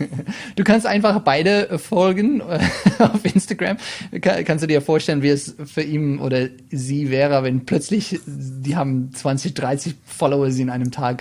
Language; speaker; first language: German; non-native, fluent; English